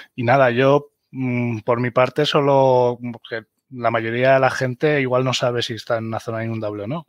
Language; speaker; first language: Spanish; early bilingual, other home language; German